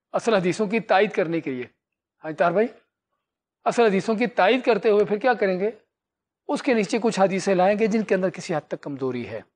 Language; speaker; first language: Urdu; native; Urdu